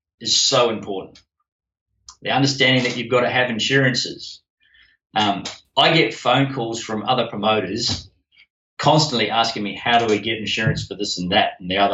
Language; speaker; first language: English; native; English